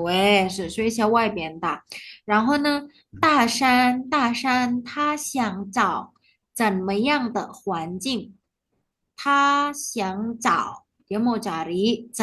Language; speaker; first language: Chinese; non-native, fluent; Indonesian